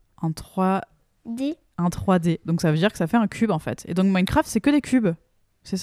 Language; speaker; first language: French; native; French